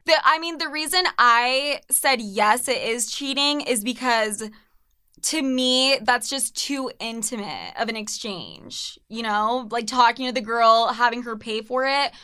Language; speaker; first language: English; native; English